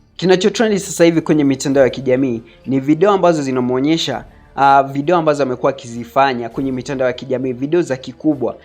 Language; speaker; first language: Swahili; native; Swahili